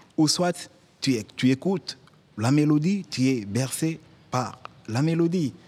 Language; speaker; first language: French; non-native, local second language; Lingala